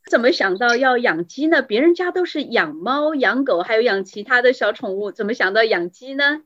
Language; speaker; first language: Chinese; native; Chinese